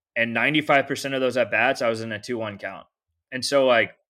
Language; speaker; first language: English; native; English